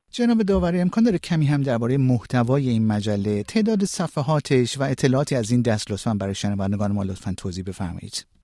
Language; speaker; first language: Persian; native; Persian